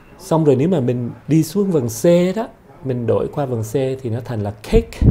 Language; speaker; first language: Vietnamese; early bilingual, heritage; Vietnamese